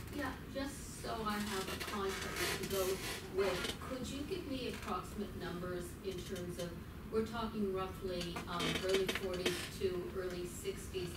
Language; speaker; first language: English; early bilingual, other home language; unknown